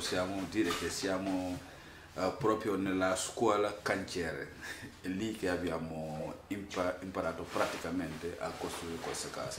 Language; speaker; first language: Italian; non-native, local second language; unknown